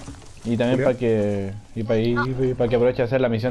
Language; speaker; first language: Spanish; native; Spanish